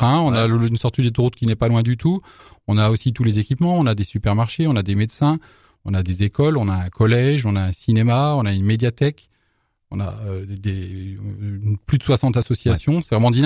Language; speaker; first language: French; native; French